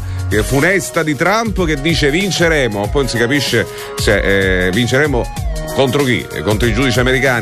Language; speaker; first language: Italian; native; Italian